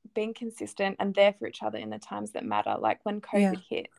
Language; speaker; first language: English; native; English